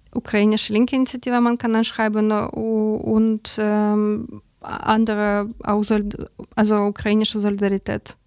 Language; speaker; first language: German; non-native, learner; Ukrainian